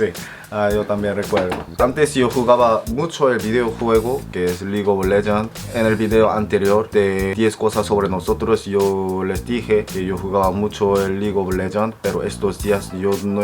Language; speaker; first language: Spanish; non-native, fluent; Korean